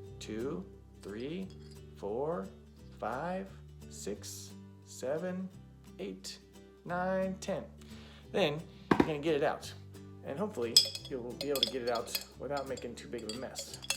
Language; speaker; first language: English; native; English